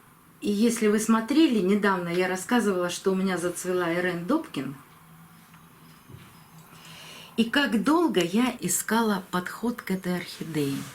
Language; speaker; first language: Russian; native; Russian